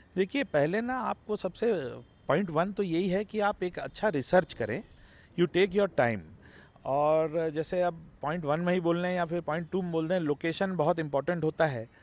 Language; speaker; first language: Hindi; non-native, local second language; Tamil